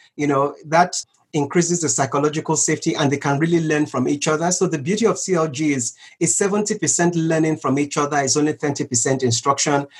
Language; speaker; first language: English; non-native, local second language; Yoruba